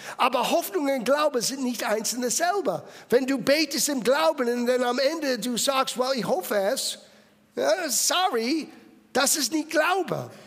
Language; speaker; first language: German; non-native, fluent; English